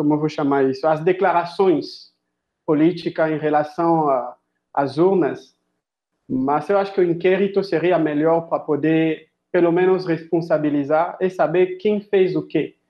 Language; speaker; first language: Portuguese; non-native, fluent; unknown